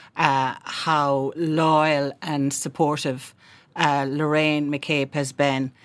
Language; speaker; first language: English; native; English